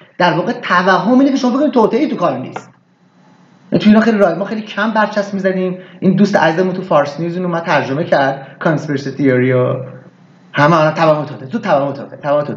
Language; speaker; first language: Persian; early bilingual, heritage; Persian